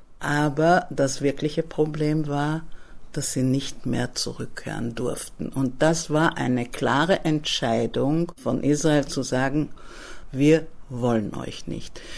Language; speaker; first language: German; native; German